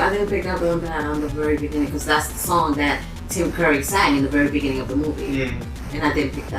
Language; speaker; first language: English; native; English